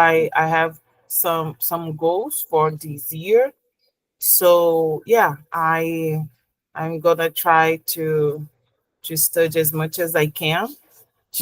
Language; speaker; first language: English; non-native, learner; Portuguese